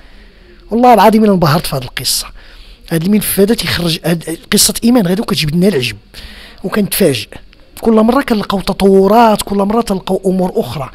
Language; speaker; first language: Arabic; native; Arabic